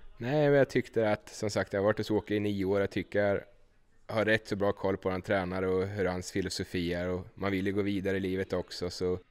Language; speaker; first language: Swedish; native; Swedish